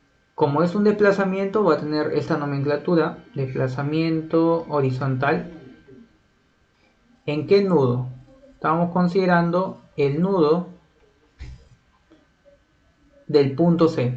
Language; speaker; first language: Spanish; native; Spanish